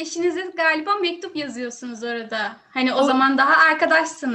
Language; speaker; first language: Turkish; native; Turkish